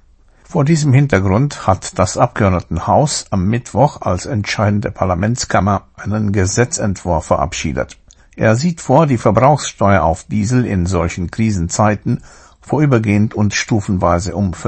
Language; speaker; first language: German; native; German